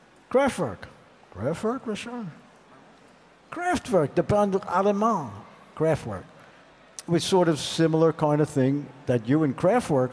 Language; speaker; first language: English; native; English